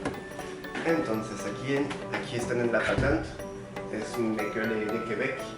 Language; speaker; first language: Spanish; non-native, fluent; French